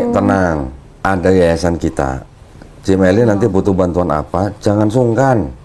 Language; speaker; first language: Indonesian; native; Indonesian